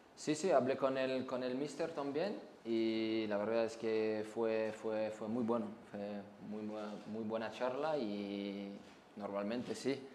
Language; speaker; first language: Spanish; non-native, learner; French